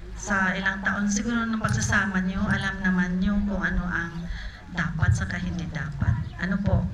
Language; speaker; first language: Filipino; non-native, local second language; Bikol